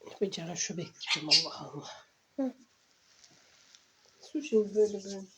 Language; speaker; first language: Turkish; native; Turkish